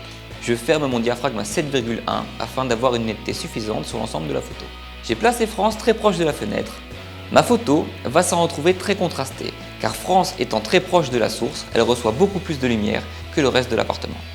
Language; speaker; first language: French; native; French